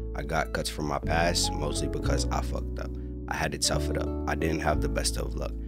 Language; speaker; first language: English; native; English